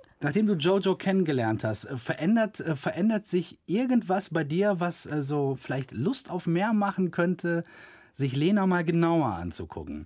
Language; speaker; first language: German; native; German